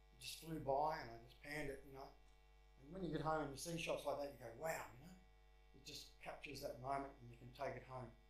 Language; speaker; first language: English; native; English